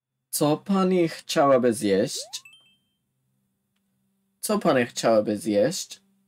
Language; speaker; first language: Polish; non-native, learner; English